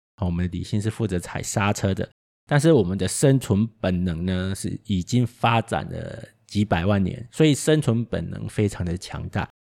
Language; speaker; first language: Chinese; native; Chinese